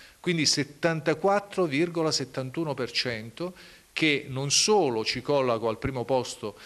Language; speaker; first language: Italian; native; Italian